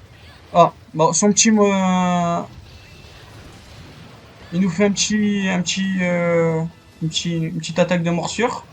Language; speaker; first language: French; native; French